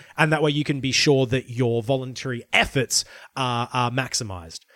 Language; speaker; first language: English; native; English